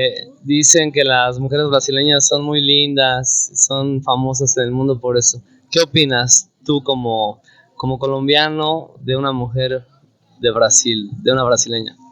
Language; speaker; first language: Spanish; non-native, fluent; Portuguese